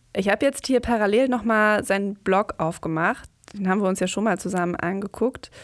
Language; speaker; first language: German; native; German